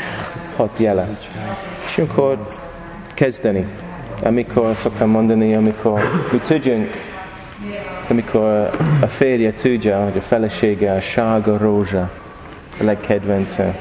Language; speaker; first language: Hungarian; non-native, learner; English